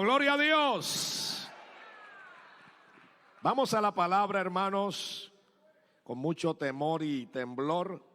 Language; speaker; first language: Spanish; native; Spanish